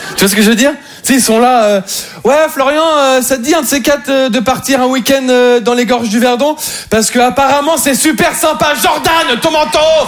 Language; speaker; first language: French; native; French